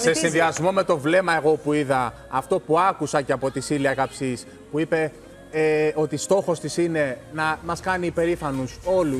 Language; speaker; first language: Greek; native; Greek